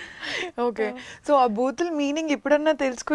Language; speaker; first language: Telugu; native; Telugu